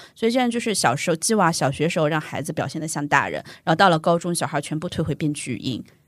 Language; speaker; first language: Chinese; native; Chinese